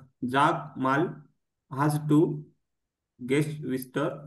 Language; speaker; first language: German; non-native, learner; Marathi